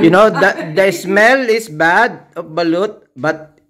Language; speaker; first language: English; non-native, local second language; Filipino